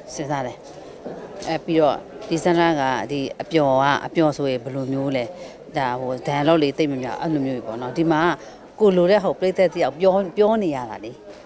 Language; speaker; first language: Burmese; native; Burmese